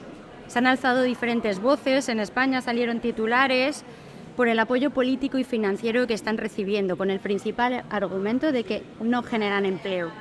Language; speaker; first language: Spanish; native; Spanish